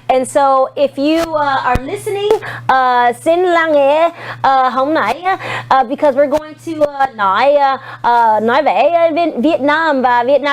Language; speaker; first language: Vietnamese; non-native, learner; English